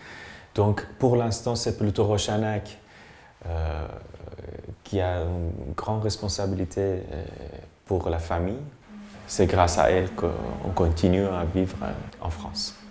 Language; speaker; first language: French; non-native, fluent; Persian